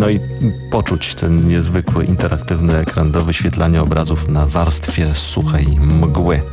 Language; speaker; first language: Polish; native; Polish